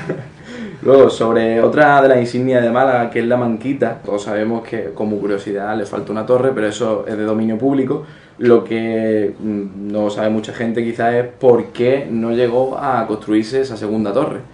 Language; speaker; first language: Spanish; native; Spanish